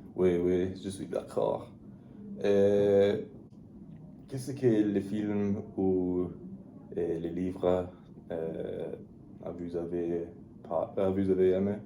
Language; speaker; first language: French; non-native, learner; English